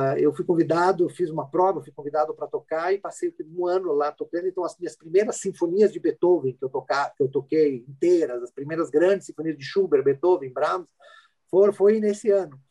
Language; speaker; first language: Portuguese; early bilingual, other home language; Italian